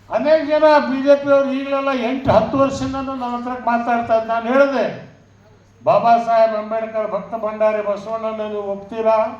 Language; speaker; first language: Kannada; non-native, local second language; Urdu